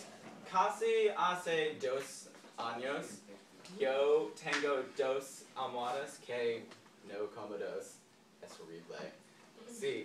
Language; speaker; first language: Spanish; non-native, learner; English